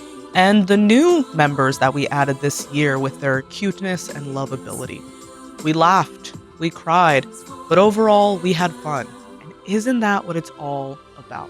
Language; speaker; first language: English; native; English